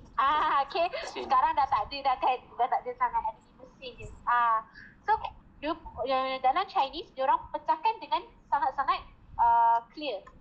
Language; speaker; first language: Malay; non-native, local second language; Chinese